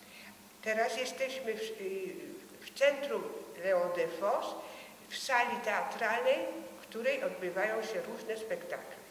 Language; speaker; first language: Polish; early bilingual, heritage; French